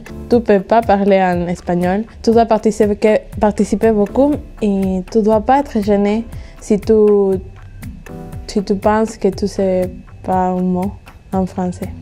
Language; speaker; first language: French; non-native, learner; Spanish